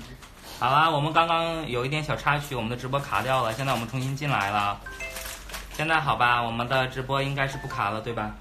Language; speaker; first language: Chinese; native; Chinese